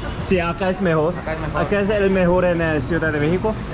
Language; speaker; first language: Spanish; non-native, learner; Korean